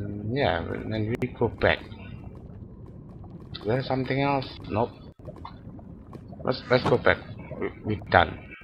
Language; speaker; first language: English; non-native, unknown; Indonesian